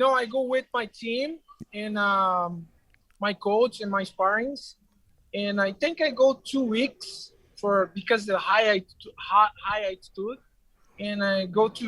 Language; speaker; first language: English; non-native, learner; Portuguese